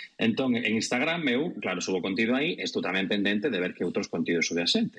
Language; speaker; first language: Galician; non-native, local second language; Spanish